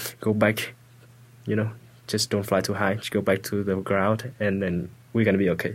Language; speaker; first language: English; non-native, fluent; Vietnamese